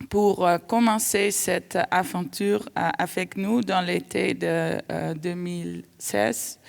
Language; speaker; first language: French; non-native, fluent; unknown